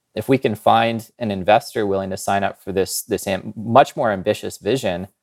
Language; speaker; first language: English; native; English